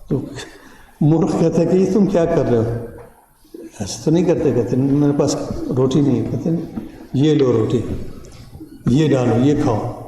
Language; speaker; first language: Urdu; non-native, local second language; Pashto